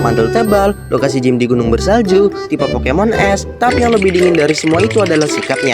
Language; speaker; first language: Indonesian; native; Indonesian